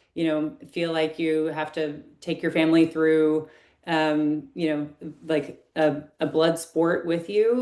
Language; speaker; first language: English; native; English